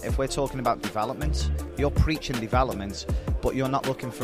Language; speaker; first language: English; native; English